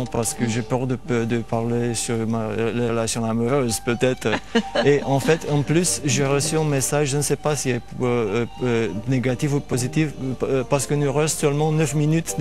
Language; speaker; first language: French; non-native, fluent; Romanian